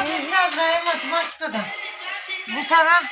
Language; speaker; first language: Bulgarian; non-native, local second language; Turkish